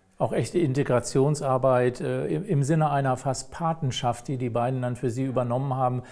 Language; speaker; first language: German; native; German